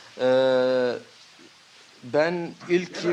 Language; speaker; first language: Turkish; early bilingual, heritage; Turkish